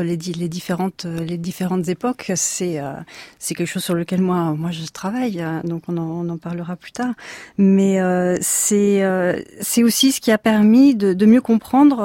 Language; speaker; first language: French; native; French